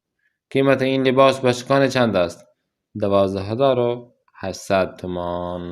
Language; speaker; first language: Persian; non-native, fluent; Urdu